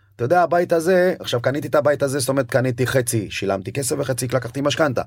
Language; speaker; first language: Hebrew; early bilingual, other home language; Amharic